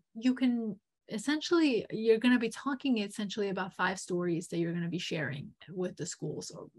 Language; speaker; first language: English; non-native, fluent; Serbian